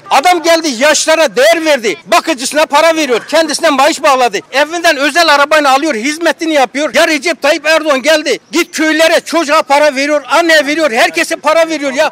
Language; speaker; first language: Turkish; native; Turkish